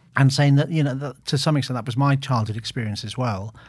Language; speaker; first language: English; native; English